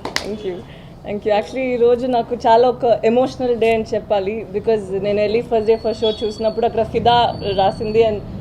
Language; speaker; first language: Telugu; non-native, learner; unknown